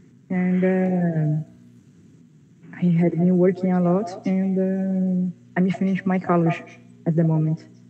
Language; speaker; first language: English; non-native, learner; Portuguese